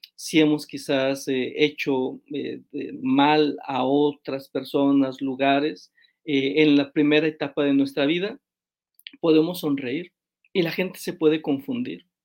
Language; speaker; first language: Spanish; native; Spanish